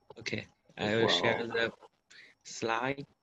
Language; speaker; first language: English; non-native, learner; Chinese